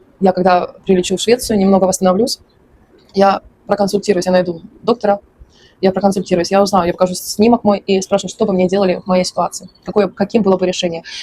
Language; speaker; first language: Russian; native; Russian